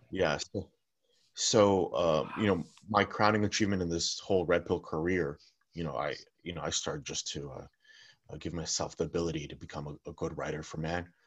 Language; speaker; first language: English; early bilingual, other home language; Russian